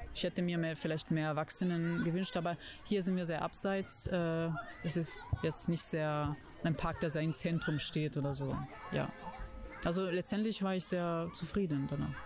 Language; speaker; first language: German; non-native, fluent; Italian